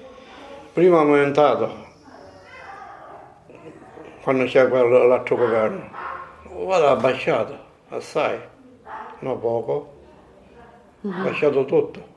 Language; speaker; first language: Italian; non-native, learner; Maltese